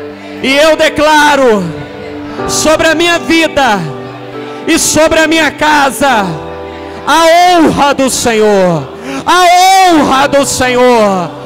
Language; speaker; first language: Portuguese; native; Portuguese